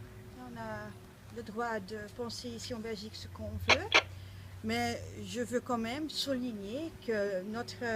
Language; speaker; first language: French; non-native, local second language; Dutch